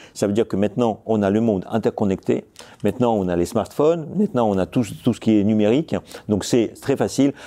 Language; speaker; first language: French; non-native, fluent; Russian